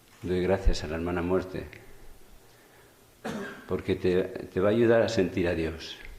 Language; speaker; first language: Spanish; native; Spanish